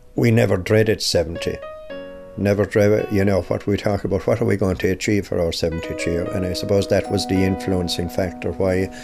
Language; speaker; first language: English; native; English